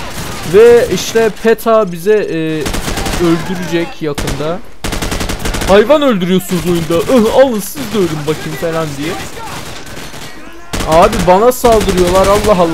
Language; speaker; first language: Turkish; native; Turkish